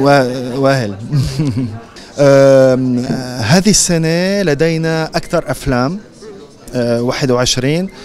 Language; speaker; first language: Arabic; non-native, fluent; French